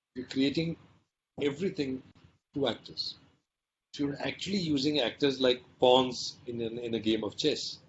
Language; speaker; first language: English; non-native, local second language; Hindi